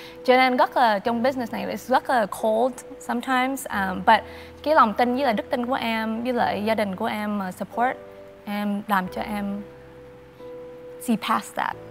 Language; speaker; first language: Vietnamese; early bilingual, other home language; English